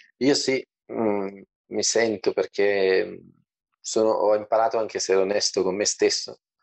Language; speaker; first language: Italian; non-native, fluent; Portuguese